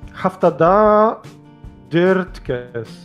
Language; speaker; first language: Turkish; non-native, learner; Portuguese